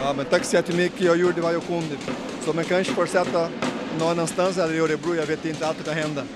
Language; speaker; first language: Swedish; non-native, learner; Portuguese